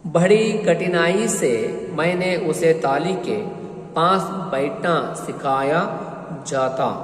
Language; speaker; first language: Hindi; non-native, local second language; Kannada